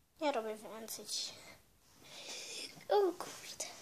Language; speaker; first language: Polish; early bilingual, heritage; Polish